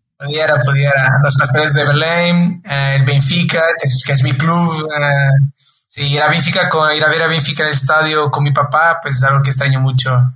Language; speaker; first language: Spanish; non-native, fluent; Portuguese